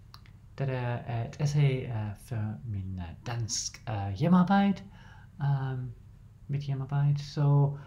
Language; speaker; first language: Danish; non-native, learner; English